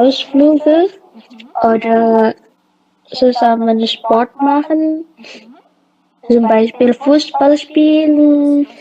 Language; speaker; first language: German; non-native, learner; Indonesian